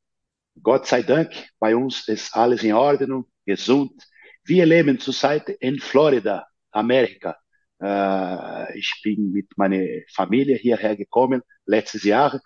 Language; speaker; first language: German; non-native, learner; Portuguese